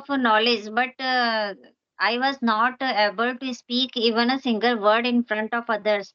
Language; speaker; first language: English; non-native, local second language; Hindi